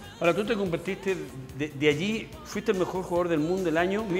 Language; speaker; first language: Spanish; native; Spanish